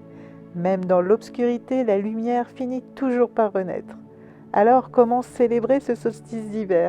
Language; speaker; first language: French; native; French